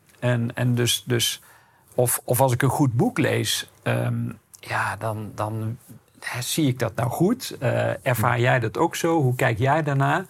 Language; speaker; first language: Dutch; native; Dutch